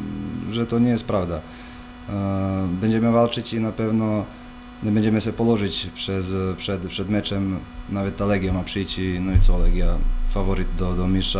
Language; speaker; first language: Polish; non-native, fluent; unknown